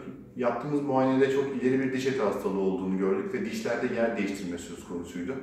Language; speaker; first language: Turkish; native; Turkish